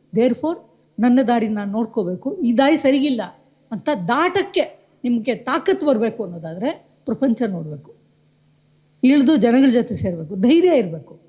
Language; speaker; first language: Kannada; native; Kannada